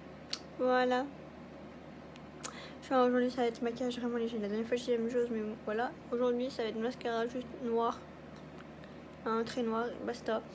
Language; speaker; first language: French; native; French